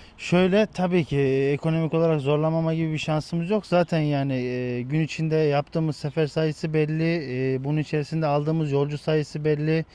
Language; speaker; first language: Turkish; native; Turkish